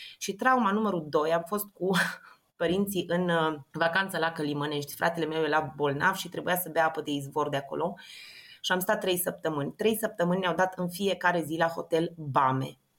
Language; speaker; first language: Romanian; native; Romanian